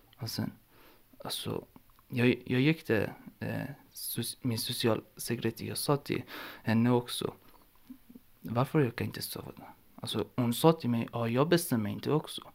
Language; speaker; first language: Swedish; non-native, learner; Persian